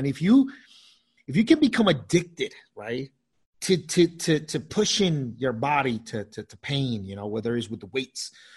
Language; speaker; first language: English; native; English